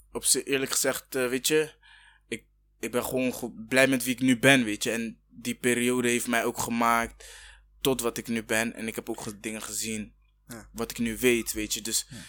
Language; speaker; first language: Dutch; early bilingual, other home language; Kinyarwanda